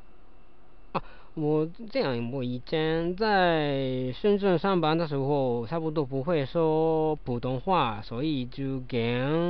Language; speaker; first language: Chinese; non-native, learner; Japanese